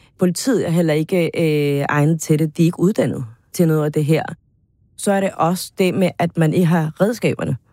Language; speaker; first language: Danish; non-native, fluent; Spanish